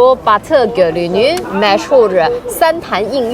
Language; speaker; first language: Turkish; non-native, fluent; Chinese